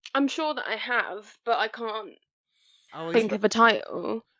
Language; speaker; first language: English; native; English